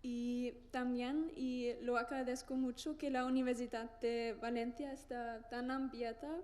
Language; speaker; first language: Spanish; non-native, learner; German